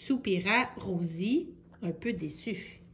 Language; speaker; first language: French; native; French